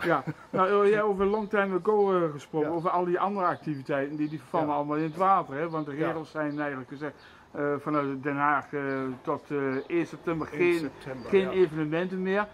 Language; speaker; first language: Dutch; native; Dutch